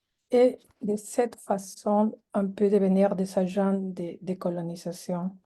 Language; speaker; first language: French; non-native, fluent; Spanish